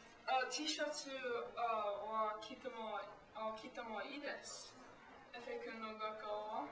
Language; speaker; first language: Japanese; non-native, learner; English